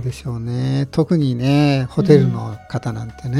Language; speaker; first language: Japanese; native; Japanese